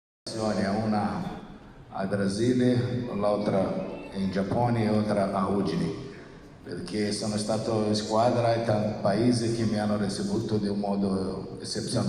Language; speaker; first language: Italian; non-native, fluent; Portuguese